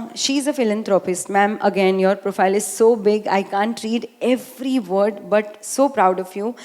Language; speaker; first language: English; non-native, local second language; Gujarati